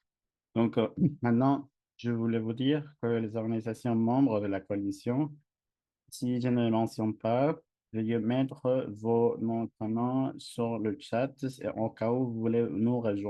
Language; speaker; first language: French; non-native, fluent; English